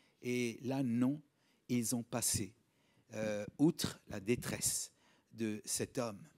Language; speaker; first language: French; native; French